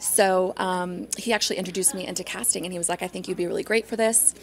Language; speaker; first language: English; native; English